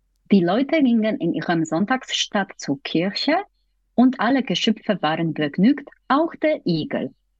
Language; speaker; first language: German; non-native, fluent; Polish